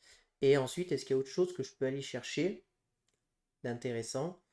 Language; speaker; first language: French; native; French